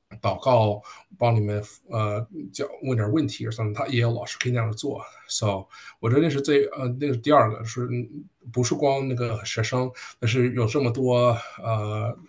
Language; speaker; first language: Chinese; early bilingual, heritage; Chinese